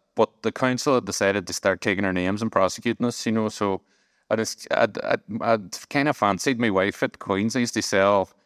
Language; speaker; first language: English; native; English